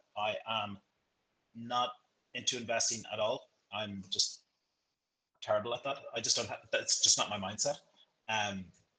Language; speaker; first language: English; native; English